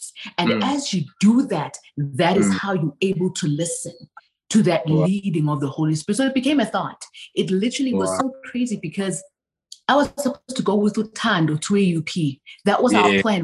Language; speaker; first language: English; non-native, local second language; Zulu